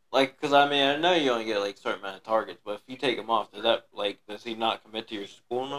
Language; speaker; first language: English; native; English